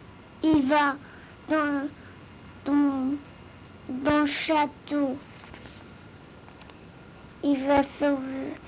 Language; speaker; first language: French; early bilingual, other home language; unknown